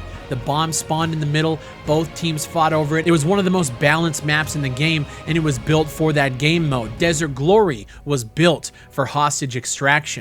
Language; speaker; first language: English; native; English